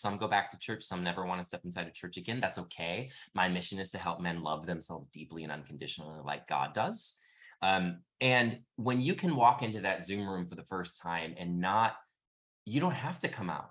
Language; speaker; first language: English; native; English